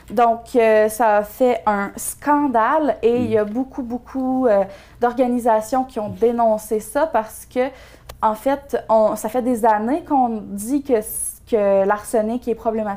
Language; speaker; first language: French; native; French